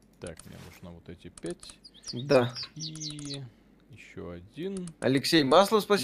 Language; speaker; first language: Russian; native; Russian